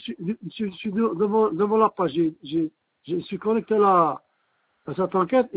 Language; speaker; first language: French; non-native, fluent; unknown